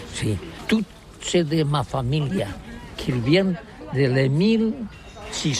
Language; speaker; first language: French; non-native, learner; Catalan